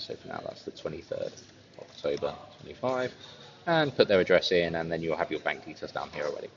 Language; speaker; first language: English; native; English